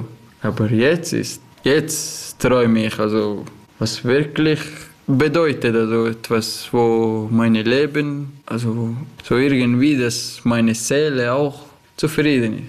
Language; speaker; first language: German; non-native, learner; Persian